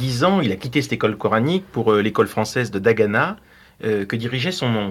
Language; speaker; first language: French; native; French